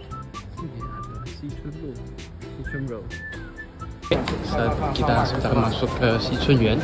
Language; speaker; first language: Indonesian; non-native, fluent; Chinese